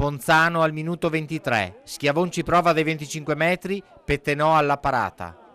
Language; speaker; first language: Italian; native; Italian